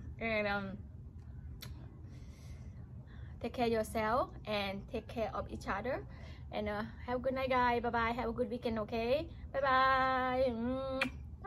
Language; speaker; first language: English; non-native, learner; Lao